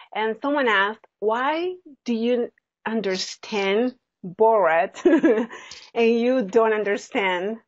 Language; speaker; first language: English; non-native, fluent; Spanish